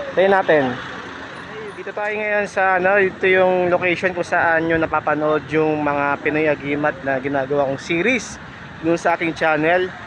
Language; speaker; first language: Filipino; native; Filipino